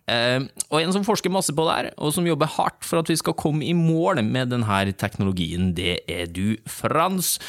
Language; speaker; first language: Norwegian; native; Norwegian